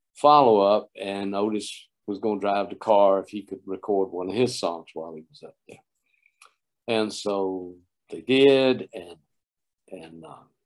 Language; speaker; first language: English; native; English